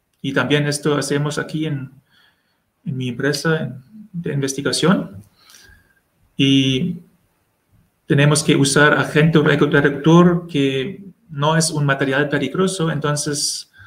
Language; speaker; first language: Spanish; non-native, learner; German